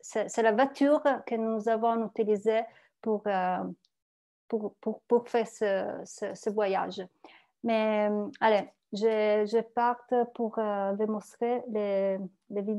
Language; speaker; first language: French; non-native, learner; Italian